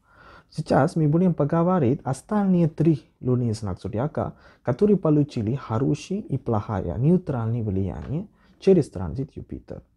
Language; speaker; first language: Russian; non-native, learner; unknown